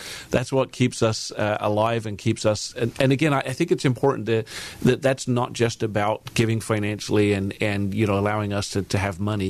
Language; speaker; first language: English; native; English